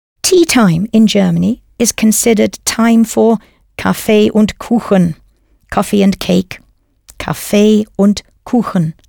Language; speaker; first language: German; non-native, fluent; English